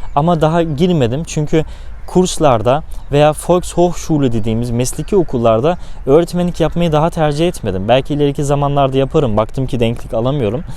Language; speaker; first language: Turkish; early bilingual, heritage; Turkish